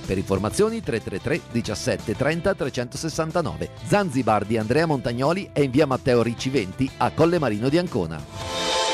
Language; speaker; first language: Italian; native; Italian